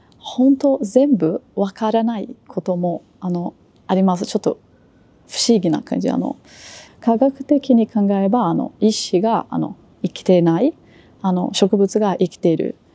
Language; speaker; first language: Japanese; non-native, learner; Portuguese